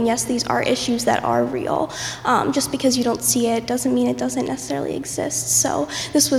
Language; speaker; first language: English; native; English